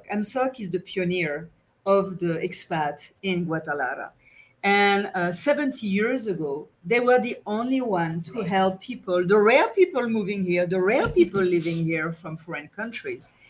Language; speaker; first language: English; non-native, fluent; French